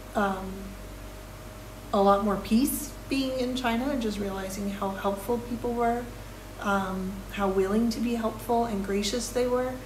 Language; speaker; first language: English; native; English